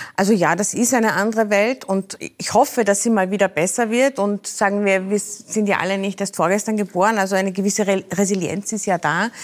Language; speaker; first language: German; native; German